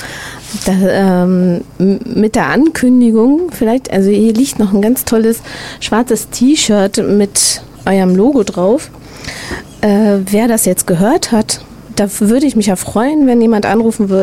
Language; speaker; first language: German; native; German